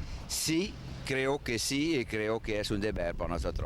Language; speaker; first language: Spanish; non-native, learner; French